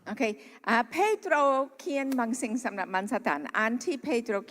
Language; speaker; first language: Thai; non-native, local second language; Akha